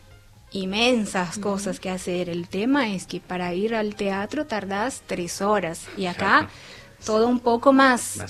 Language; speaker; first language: Spanish; non-native, fluent; Portuguese